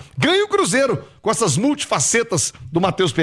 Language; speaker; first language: Portuguese; native; Portuguese